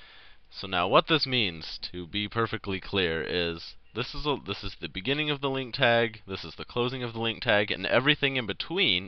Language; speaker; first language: English; native; English